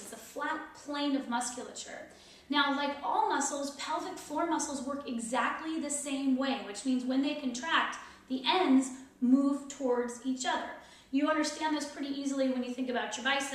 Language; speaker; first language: English; native; English